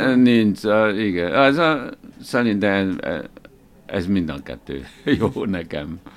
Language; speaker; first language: Hungarian; non-native, learner; Chinese